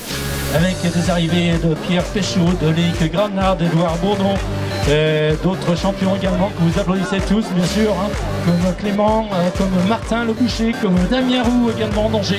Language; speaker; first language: French; native; French